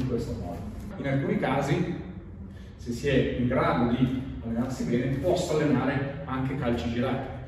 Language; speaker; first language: Italian; native; Italian